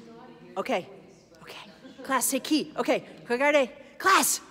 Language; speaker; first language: French; non-native, fluent; English